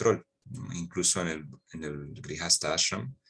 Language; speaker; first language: Spanish; native; Spanish